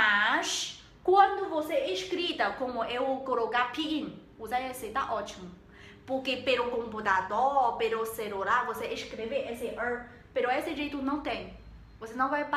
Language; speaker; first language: Portuguese; non-native, learner; Chinese